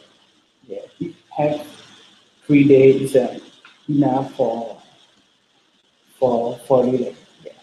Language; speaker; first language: English; non-native, learner; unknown